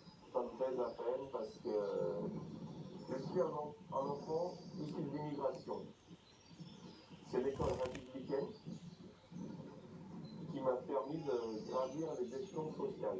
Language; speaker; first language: French; early bilingual, other home language; Chinese